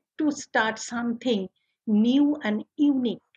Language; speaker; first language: English; non-native, local second language; Bangla